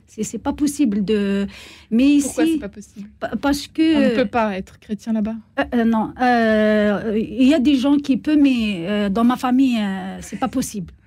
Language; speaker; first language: French; non-native, learner; Kabyle